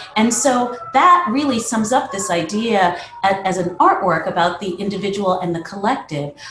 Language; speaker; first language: English; native; English